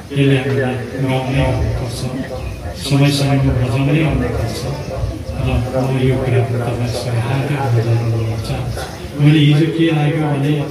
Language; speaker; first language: Nepali; non-native, local second language; Limbu